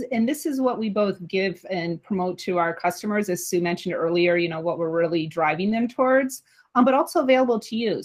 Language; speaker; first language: English; native; English